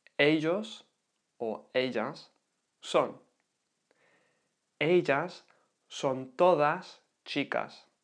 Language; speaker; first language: Spanish; non-native, fluent; English